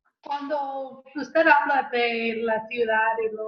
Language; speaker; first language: Spanish; non-native, fluent; English